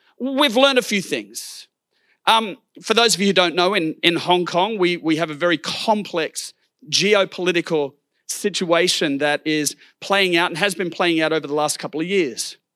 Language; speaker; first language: English; native; English